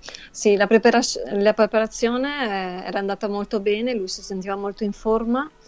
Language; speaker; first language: Italian; native; Italian